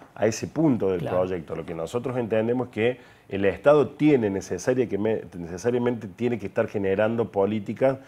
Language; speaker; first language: Spanish; native; Spanish